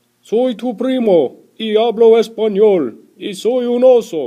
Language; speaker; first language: Spanish; non-native, learner; English